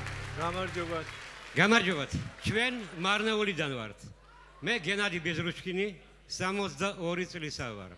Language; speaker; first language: Georgian; non-native, local second language; Russian